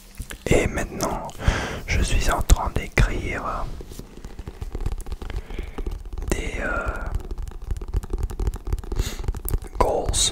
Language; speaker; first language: French; non-native, learner; English